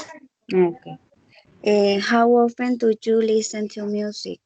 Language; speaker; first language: English; non-native, learner; Spanish